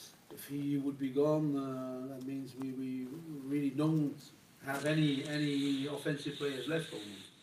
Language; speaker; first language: English; non-native, fluent; Dutch